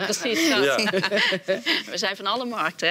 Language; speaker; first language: Dutch; native; Dutch